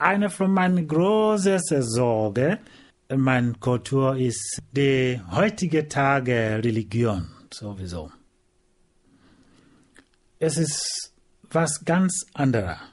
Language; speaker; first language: German; non-native, learner; Igbo